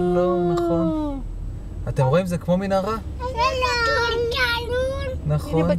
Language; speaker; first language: Hebrew; native; Hebrew